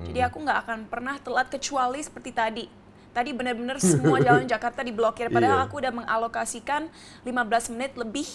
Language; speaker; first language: Indonesian; early bilingual, heritage; Indonesian